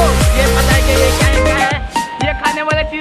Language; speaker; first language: Hindi; non-native, local second language; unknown